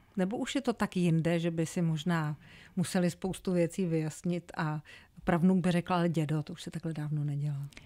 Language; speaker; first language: Czech; native; Czech